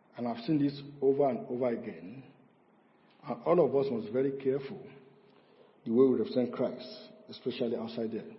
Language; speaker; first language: English; non-native, local second language; Yoruba